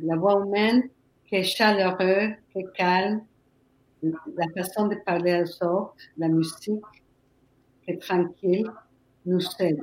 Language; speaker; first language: French; non-native, fluent; Spanish